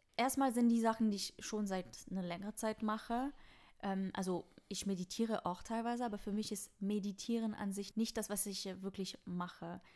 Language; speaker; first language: German; non-native, fluent; French